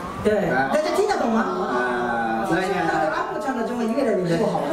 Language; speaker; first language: Chinese; non-native, learner; Japanese